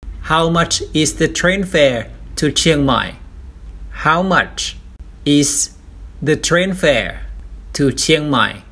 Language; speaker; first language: English; non-native, fluent; Thai